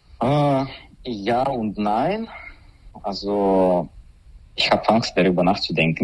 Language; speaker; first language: German; non-native, learner; Russian